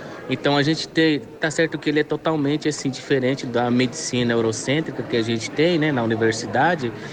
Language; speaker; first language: Portuguese; non-native, local second language; Guarani